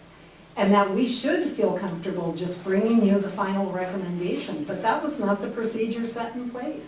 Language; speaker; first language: English; native; English